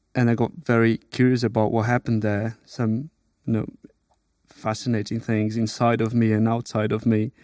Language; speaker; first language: English; non-native, fluent; Portuguese